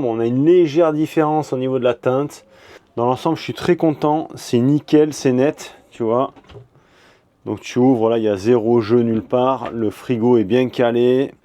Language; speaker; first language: French; native; French